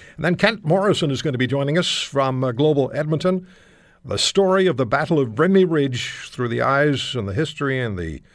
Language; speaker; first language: English; native; English